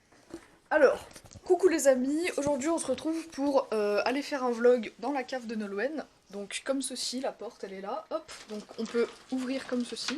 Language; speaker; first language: French; native; French